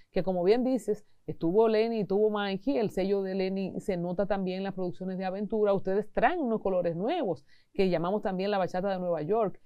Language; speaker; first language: Spanish; native; Spanish